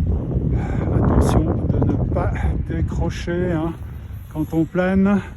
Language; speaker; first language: French; native; French